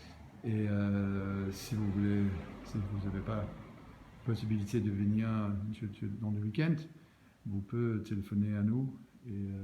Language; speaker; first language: French; non-native, learner; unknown